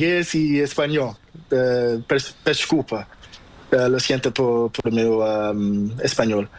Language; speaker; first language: Spanish; non-native, learner; Portuguese